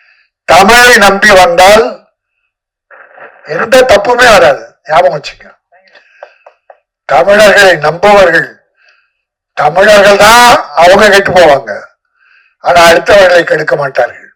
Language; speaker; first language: Tamil; native; Tamil